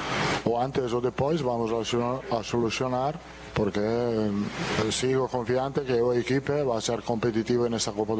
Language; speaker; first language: Portuguese; non-native, fluent; Italian